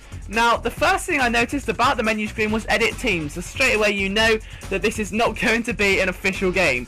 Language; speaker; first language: English; native; English